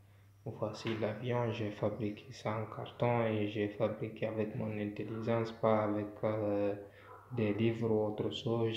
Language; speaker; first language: French; non-native, local second language; Fula